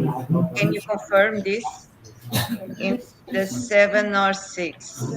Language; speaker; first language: English; non-native, fluent; Portuguese